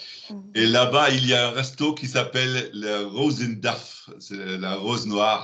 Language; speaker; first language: French; non-native, learner; German